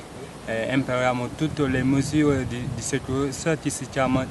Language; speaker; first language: Italian; non-native, learner; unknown